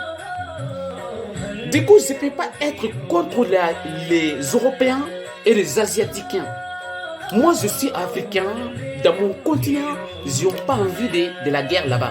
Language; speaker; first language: French; non-native, local second language; Bambara